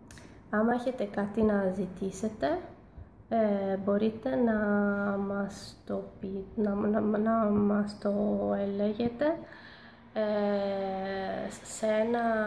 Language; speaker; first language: Greek; non-native, learner; Italian